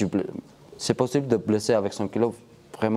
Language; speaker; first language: French; non-native, learner; Georgian